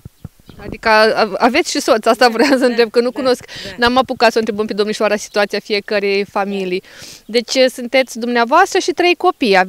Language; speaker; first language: Romanian; native; Romanian